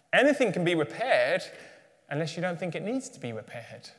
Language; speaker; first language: English; native; English